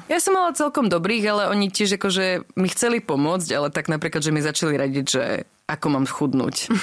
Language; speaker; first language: Slovak; early bilingual, other home language; English